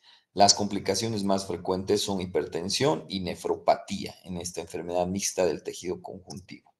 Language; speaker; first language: Spanish; native; Spanish